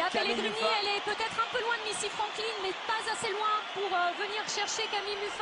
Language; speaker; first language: French; native; French